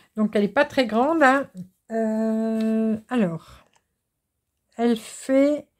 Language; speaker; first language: French; native; French